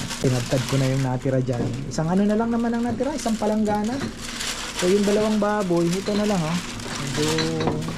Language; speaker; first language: Filipino; native; Filipino